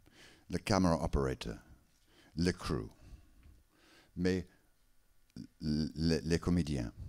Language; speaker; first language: French; non-native, learner; English